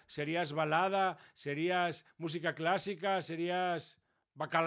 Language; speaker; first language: Spanish; native; Spanish